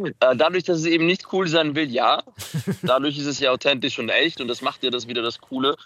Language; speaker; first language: German; early bilingual, other home language; Macedonian